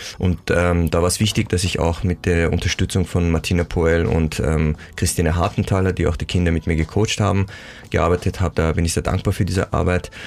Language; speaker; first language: German; early bilingual, other home language; Persian